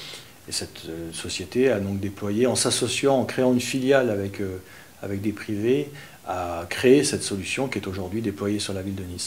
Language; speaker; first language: French; native; French